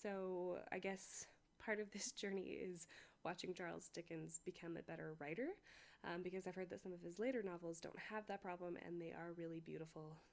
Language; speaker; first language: English; native; English